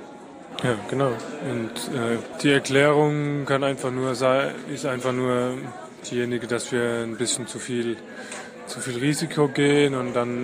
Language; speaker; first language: German; native; German